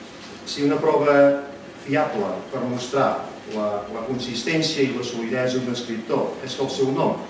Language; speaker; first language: Catalan; native; Catalan